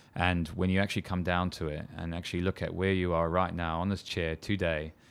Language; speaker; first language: English; native; English